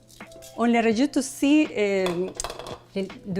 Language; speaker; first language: French; non-native, learner; Spanish